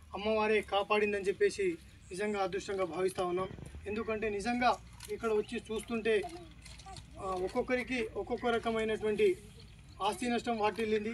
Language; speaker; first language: Telugu; non-native, local second language; Lambadi